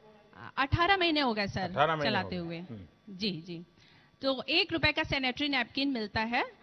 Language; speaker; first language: Hindi; native; Hindi